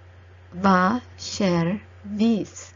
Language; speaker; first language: Norwegian; non-native, learner; English